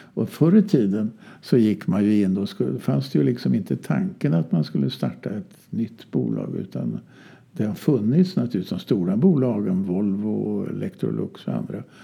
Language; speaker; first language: Swedish; native; Swedish